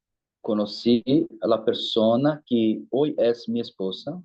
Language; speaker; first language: Spanish; non-native, fluent; Portuguese